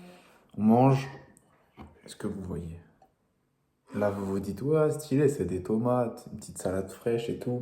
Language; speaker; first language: French; native; French